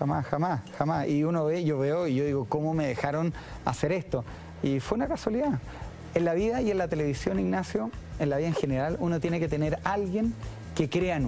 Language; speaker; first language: Spanish; native; Spanish